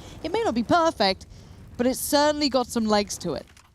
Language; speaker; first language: English; native; English